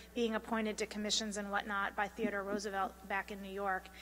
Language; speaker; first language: English; native; English